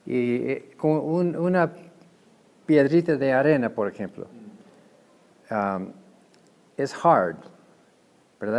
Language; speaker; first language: Spanish; non-native, fluent; English